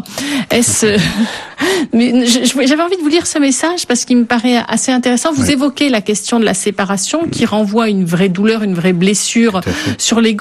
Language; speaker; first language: French; native; French